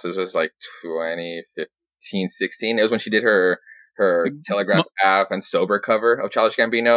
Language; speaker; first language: English; early bilingual, other home language; Spanish